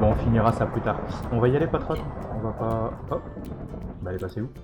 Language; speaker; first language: French; native; French